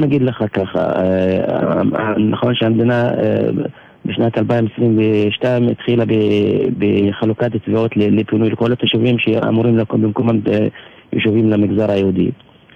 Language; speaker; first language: Hebrew; native; Hebrew